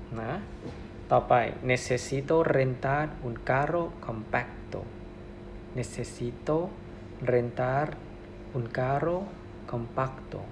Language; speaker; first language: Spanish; non-native, learner; Thai